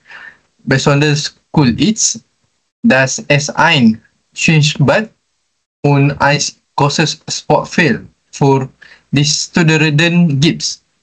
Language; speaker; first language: German; non-native, learner; Malay